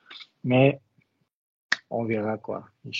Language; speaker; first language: French; non-native, learner; Russian